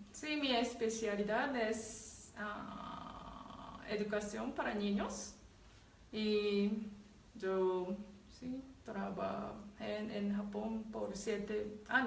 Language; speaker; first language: Spanish; non-native, learner; Japanese